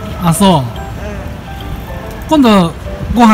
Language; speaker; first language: Japanese; native; Japanese